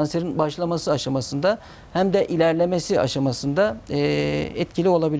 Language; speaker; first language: Turkish; native; Turkish